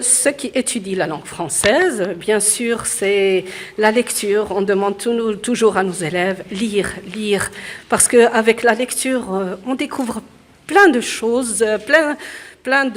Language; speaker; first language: French; early bilingual, other home language; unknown